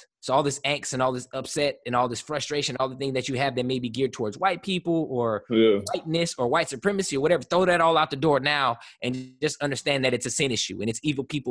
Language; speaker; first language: English; native; English